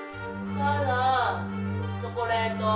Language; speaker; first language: Spanish; non-native, learner; Japanese